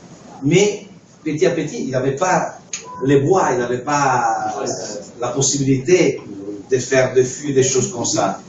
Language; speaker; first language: French; non-native, fluent; Italian